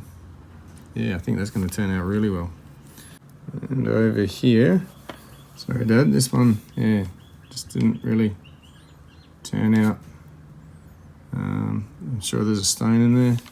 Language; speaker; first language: English; native; English